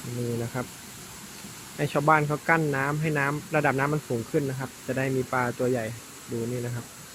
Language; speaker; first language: Thai; non-native, local second language; S'gaw Karen